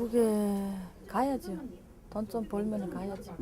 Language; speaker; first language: Korean; non-native, learner; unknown